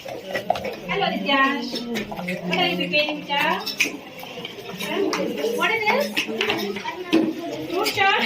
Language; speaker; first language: English; non-native, local second language; Hindi